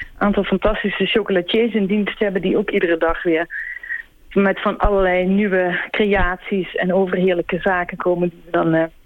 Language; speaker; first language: Dutch; native; Dutch